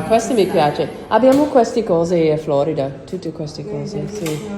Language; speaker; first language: Italian; non-native, learner; English